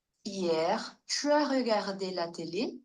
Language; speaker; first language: French; non-native, learner; Portuguese